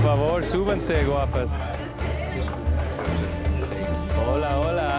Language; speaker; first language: Spanish; non-native, learner; English